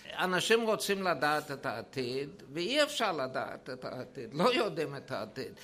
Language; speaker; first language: Hebrew; non-native, fluent; German